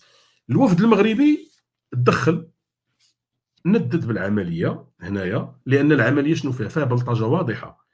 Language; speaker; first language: Arabic; native; Arabic